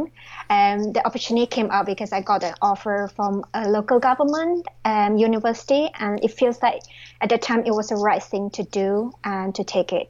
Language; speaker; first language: English; non-native, local second language; Chinese